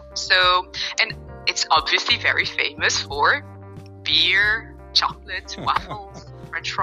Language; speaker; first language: English; non-native, fluent; French